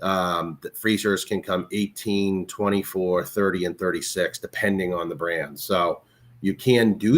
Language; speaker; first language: English; native; English